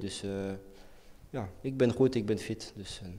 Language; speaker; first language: Dutch; non-native, learner; French